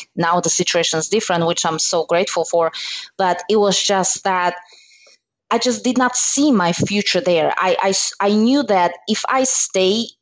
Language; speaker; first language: English; non-native, fluent; Slovak